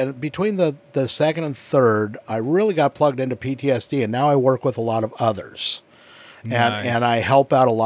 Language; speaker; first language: English; native; English